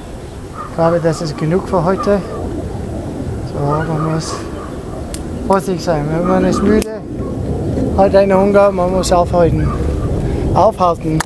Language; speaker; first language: German; non-native, fluent; Italian